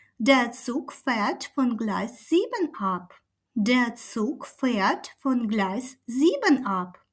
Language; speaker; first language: German; non-native, fluent; Ukrainian